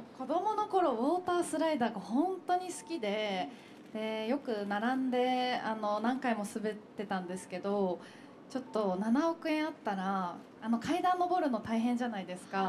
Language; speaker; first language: Japanese; native; Japanese